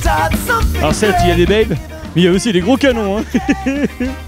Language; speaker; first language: French; native; French